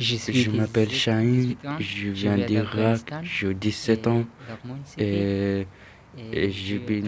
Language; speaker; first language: French; non-native, learner; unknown